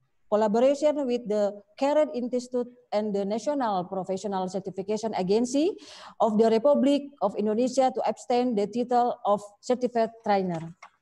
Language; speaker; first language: English; non-native, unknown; Indonesian